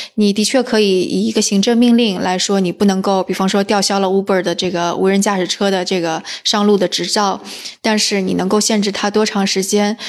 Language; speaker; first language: Chinese; native; Chinese